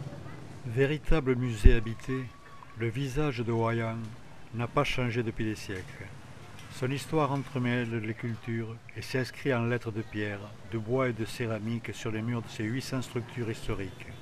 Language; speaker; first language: French; native; French